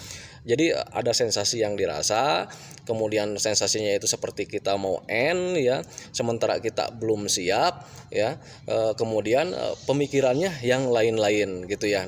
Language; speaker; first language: Indonesian; native; Indonesian